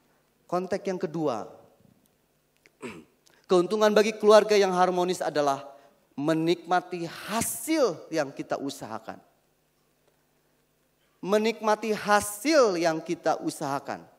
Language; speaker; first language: Indonesian; native; Indonesian